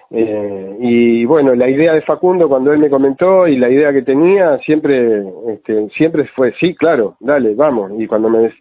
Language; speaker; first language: Spanish; native; Spanish